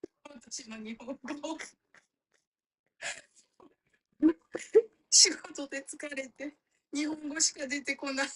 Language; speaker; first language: Japanese; non-native, fluent; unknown